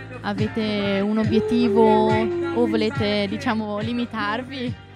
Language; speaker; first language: Italian; native; Italian